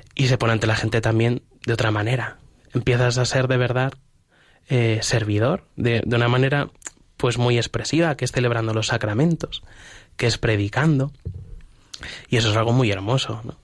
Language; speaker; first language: Spanish; native; Spanish